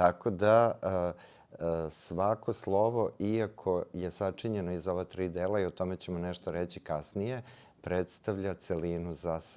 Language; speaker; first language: Serbian; native; Serbian